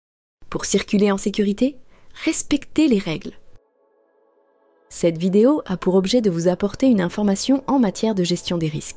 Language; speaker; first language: French; native; French